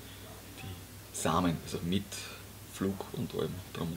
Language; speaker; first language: German; native; German